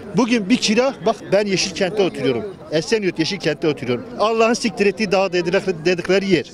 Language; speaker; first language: Turkish; native; Turkish